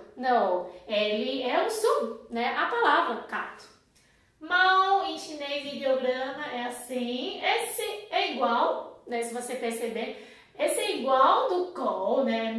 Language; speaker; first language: Portuguese; non-native, fluent; Chinese